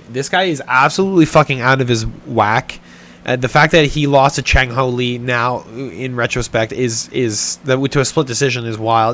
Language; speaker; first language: English; native; English